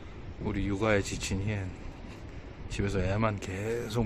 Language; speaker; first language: Korean; native; Korean